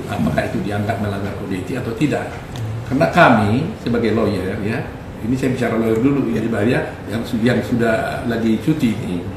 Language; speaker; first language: Indonesian; native; Indonesian